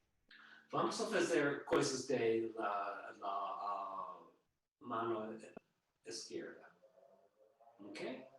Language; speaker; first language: Portuguese; non-native, learner; English